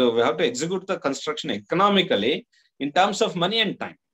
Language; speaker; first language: English; non-native, local second language; Kannada